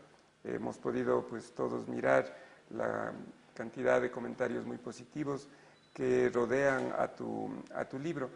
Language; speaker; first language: Spanish; native; Spanish